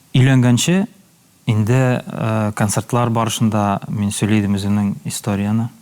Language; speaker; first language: Tatar; native; Tatar